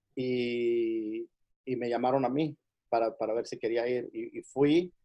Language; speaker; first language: Spanish; early bilingual, heritage; Spanish